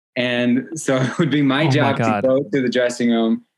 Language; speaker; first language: English; early bilingual, other home language; Hebrew